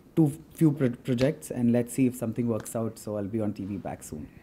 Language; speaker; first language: Hindi; native; Hindi